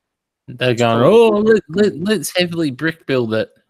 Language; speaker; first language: English; native; English